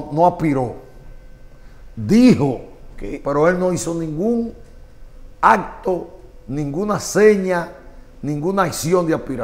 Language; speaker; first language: Spanish; native; Spanish